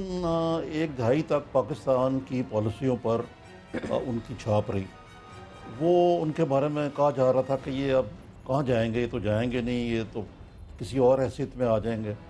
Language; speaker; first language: Urdu; native; Urdu